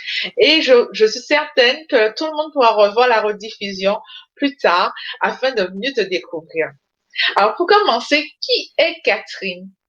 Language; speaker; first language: French; native; French